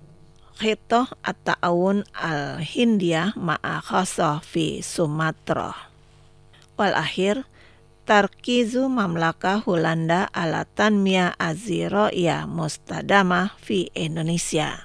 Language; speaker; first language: Arabic; non-native, fluent; Indonesian